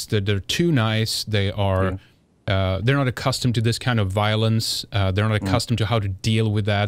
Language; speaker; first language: English; non-native, fluent; Swedish